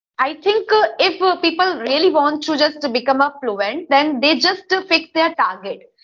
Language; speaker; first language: English; non-native, local second language; Hindi